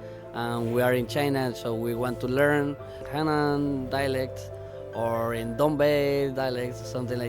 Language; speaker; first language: English; non-native, learner; Spanish